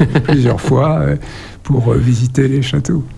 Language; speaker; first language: French; native; French